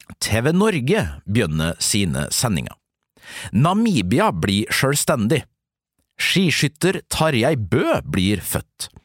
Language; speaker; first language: Norwegian; native; Norwegian